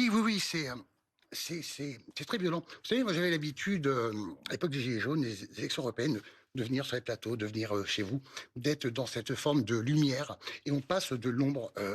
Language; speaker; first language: French; native; French